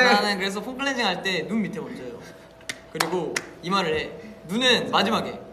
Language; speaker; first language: Korean; native; Korean